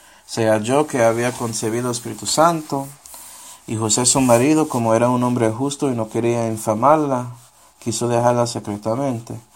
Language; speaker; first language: Spanish; non-native, fluent; English